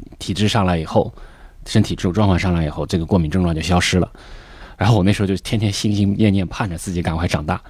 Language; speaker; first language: Chinese; native; Chinese